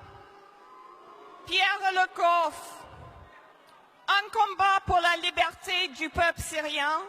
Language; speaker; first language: French; non-native, fluent; English